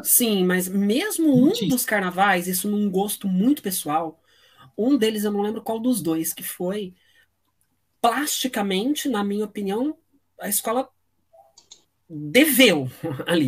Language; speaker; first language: Portuguese; native; Portuguese